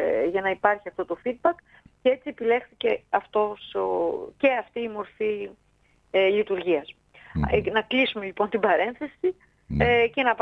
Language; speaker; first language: Greek; native; Greek